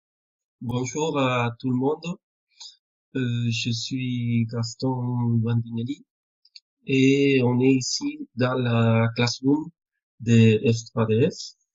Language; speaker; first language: French; non-native, fluent; Spanish